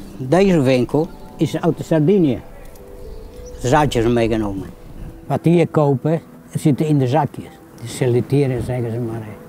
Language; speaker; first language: Dutch; non-native, learner; Italian